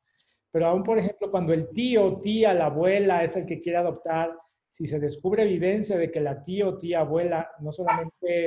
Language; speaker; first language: Spanish; native; Spanish